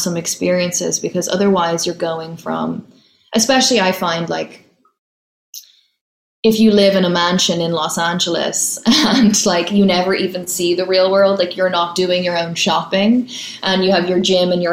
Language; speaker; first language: English; native; English